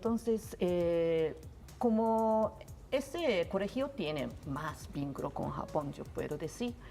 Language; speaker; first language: Spanish; non-native, learner; Japanese